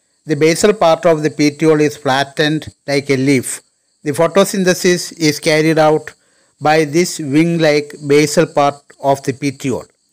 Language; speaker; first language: English; non-native, local second language; Malayalam